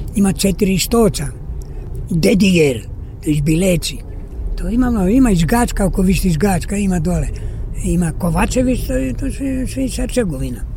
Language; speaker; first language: Serbian; early bilingual, heritage; Serbian